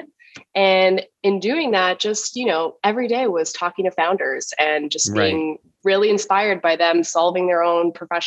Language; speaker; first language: English; native; English